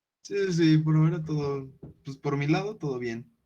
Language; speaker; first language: Spanish; native; Spanish